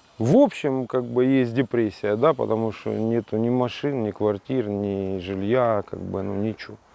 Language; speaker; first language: Russian; native; Russian